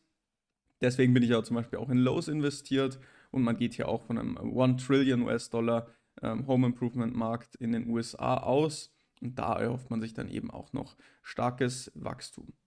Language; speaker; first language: German; native; German